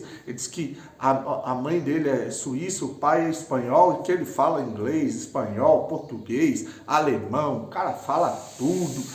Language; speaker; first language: Portuguese; native; Portuguese